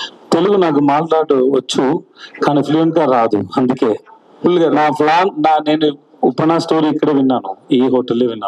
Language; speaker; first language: Telugu; non-native, learner; Tamil